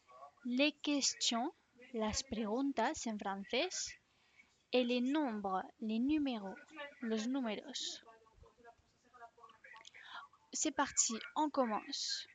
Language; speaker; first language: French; non-native, fluent; Spanish